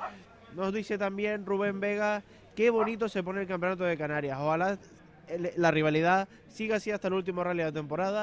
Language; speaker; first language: Spanish; native; Spanish